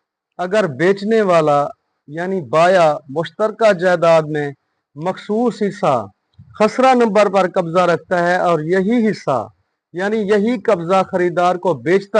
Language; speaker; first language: Hindi; non-native, local second language; Punjabi